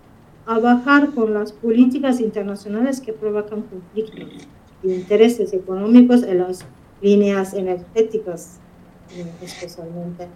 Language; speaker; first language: Spanish; non-native, fluent; Kurdish